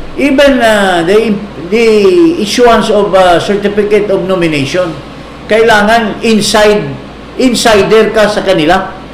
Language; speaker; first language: Filipino; non-native, local second language; Cebuano